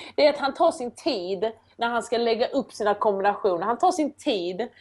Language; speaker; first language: Swedish; early bilingual, other home language; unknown